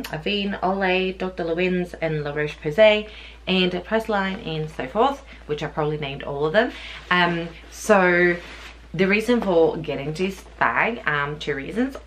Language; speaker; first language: English; native; English